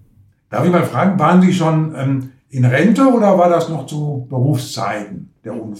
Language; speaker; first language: German; native; German